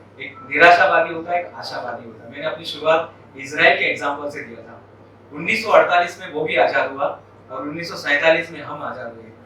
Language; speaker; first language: Hindi; non-native, local second language; Marathi